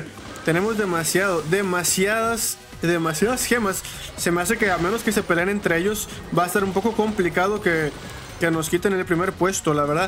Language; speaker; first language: Spanish; native; Spanish